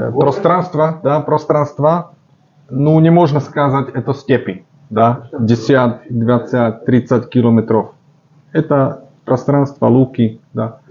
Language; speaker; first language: Russian; non-native, learner; Slovak